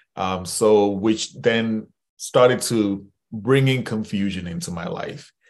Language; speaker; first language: English; early bilingual, other home language; Spanish